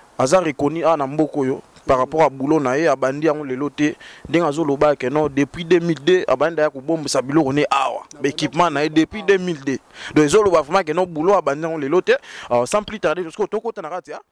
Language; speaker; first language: French; non-native, local second language; Lingala